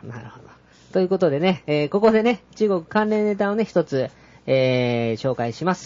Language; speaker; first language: Japanese; native; Japanese